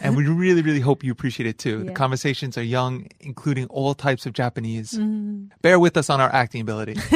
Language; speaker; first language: English; native; English